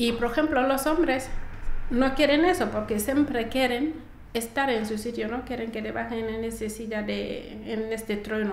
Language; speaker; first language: Spanish; non-native, fluent; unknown